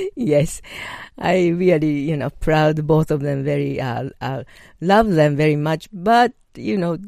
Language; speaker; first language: English; non-native, fluent; Japanese